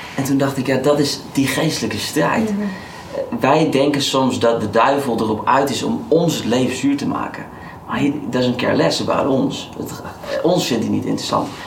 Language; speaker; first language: Dutch; native; Dutch